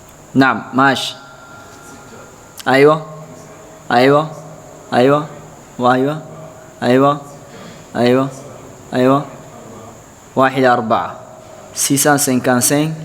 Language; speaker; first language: Arabic; non-native, fluent; Fula